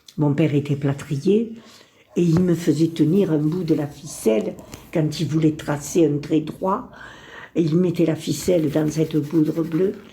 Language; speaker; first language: French; early bilingual, other home language; Spanish